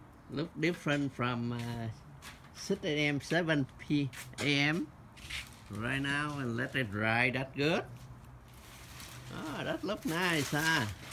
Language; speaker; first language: English; non-native, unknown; Vietnamese